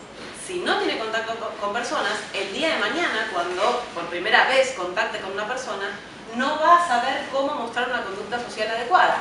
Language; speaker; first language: Spanish; native; Spanish